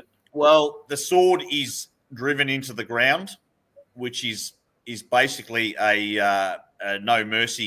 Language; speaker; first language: English; native; English